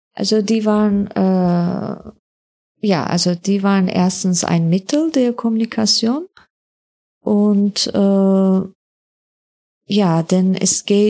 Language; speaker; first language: German; non-native, fluent; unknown